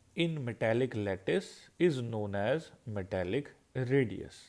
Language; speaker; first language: English; non-native, local second language; Punjabi